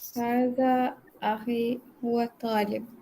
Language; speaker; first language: Arabic; non-native, learner; Divehi